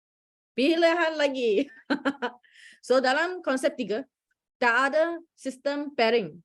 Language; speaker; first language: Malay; non-native, local second language; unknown